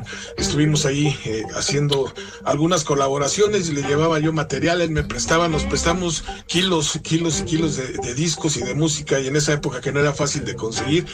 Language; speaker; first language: Spanish; native; Spanish